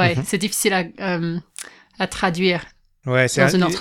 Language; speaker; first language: French; non-native, fluent; English